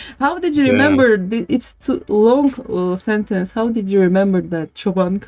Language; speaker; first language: English; non-native, learner; Turkish